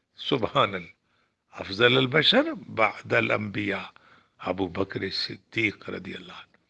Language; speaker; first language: Urdu; non-native, local second language; Punjabi